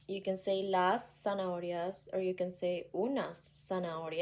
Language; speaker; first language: Spanish; non-native, fluent; English